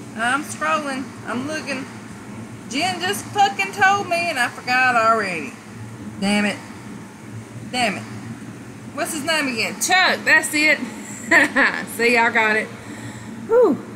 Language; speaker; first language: English; native; English